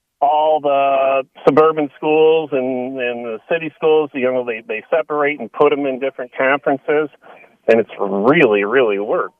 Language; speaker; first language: English; native; English